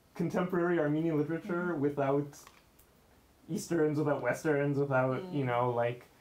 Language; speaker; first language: English; early bilingual, other home language; Armenian